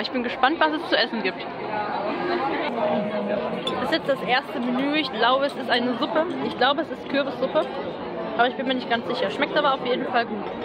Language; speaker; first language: German; native; German